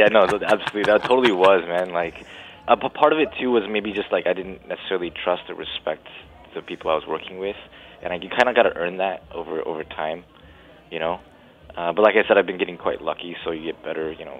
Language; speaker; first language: English; non-native, local second language; Cantonese